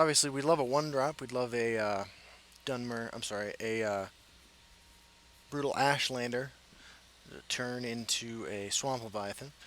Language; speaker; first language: English; native; English